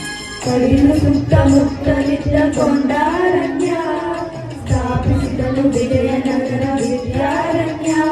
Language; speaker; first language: Kannada; early bilingual, heritage; Kannada